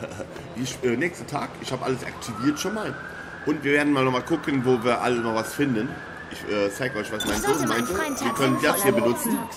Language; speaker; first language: German; native; German